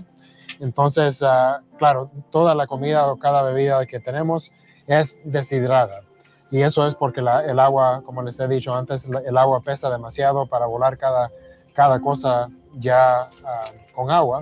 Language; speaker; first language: Spanish; early bilingual, heritage; Spanish